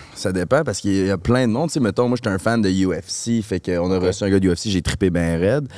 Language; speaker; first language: French; native; French